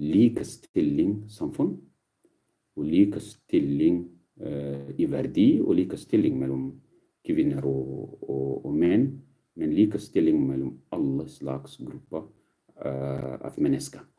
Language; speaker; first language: Swedish; non-native, learner; Arabic